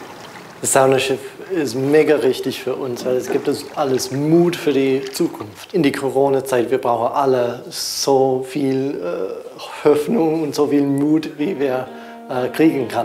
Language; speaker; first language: German; non-native, fluent; English